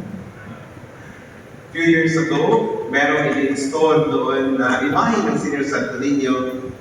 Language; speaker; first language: Filipino; non-native, local second language; Cebuano